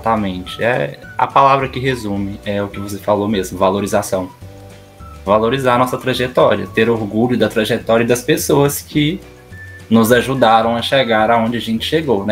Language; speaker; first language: Portuguese; native; Portuguese